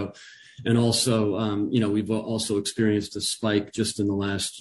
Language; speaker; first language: English; native; English